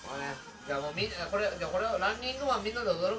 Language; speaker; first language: Japanese; native; Japanese